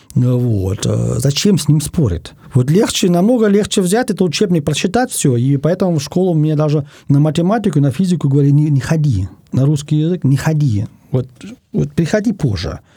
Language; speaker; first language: Russian; non-native, fluent; German